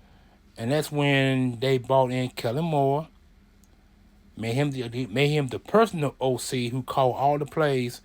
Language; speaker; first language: English; native; English